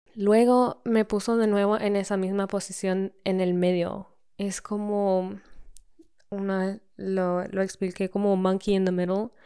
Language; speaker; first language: Spanish; early bilingual, heritage; Spanish